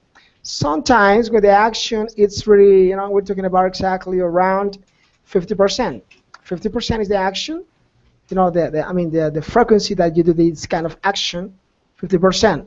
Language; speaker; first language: English; non-native, fluent; Spanish